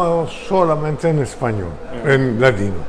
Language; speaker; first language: Spanish; early bilingual, heritage; Ladino